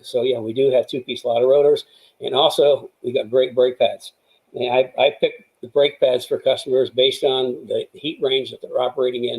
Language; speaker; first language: English; native; English